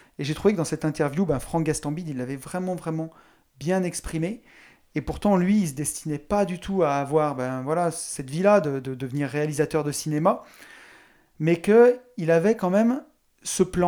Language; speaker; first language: French; native; French